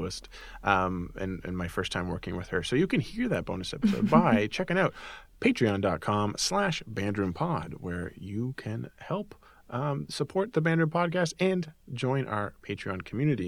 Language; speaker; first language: English; native; English